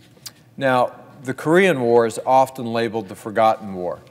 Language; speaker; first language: English; native; English